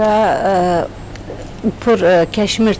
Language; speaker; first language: Hindi; non-native, learner; Turkish